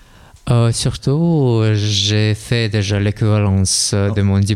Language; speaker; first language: French; non-native, learner; Russian